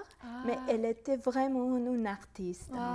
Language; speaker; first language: French; non-native, fluent; Persian